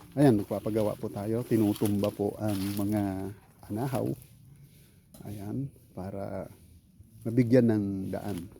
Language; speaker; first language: Filipino; non-native, local second language; Bikol